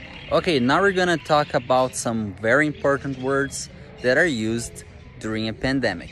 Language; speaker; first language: English; non-native, fluent; Portuguese